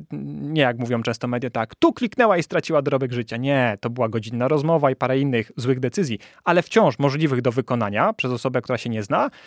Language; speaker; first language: Polish; native; Polish